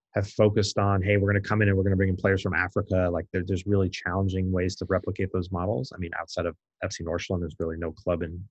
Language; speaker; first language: English; native; English